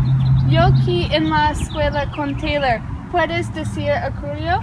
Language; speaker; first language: Spanish; non-native, learner; English